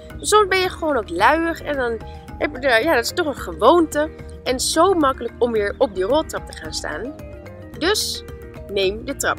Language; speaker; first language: Dutch; native; Dutch